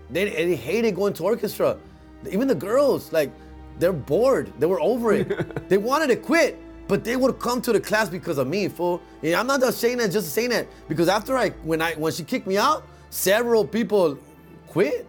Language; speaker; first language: English; early bilingual, other home language; Spanish